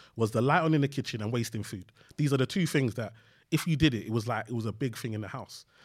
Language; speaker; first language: English; early bilingual, other home language; Yoruba